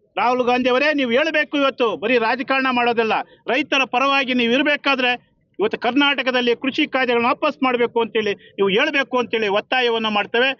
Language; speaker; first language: Kannada; native; Kannada